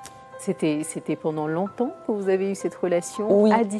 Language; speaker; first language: French; native; French